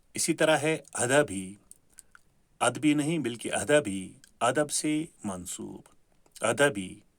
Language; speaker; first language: Urdu; non-native, local second language; Kashmiri